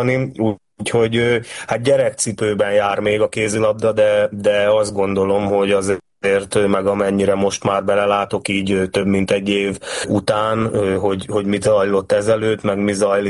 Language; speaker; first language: Hungarian; native; Hungarian